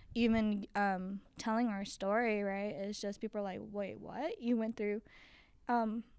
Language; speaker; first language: English; early bilingual, other home language; Chinese